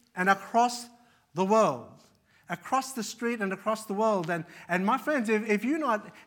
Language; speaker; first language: English; early bilingual, other home language; Arabic